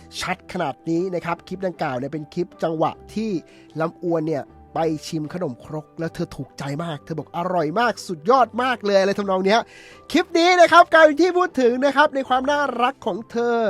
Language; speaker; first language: Thai; native; Thai